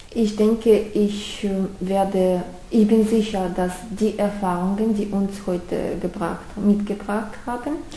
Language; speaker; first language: German; non-native, fluent; Russian